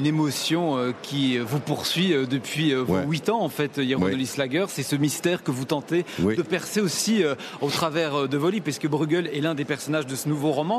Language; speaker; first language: French; native; French